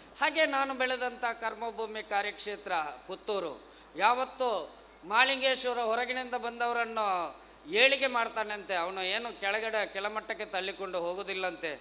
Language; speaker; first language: Kannada; native; Kannada